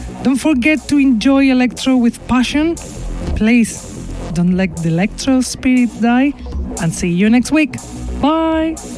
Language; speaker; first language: English; non-native, fluent; Spanish